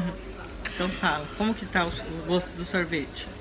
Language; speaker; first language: Portuguese; native; Portuguese